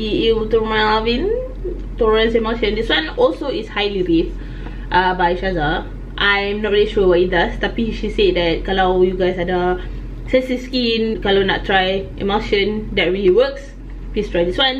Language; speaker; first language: English; non-native, local second language; Malay